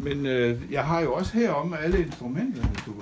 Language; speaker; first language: Danish; native; Danish